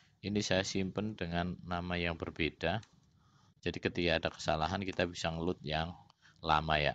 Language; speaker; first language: Indonesian; native; Indonesian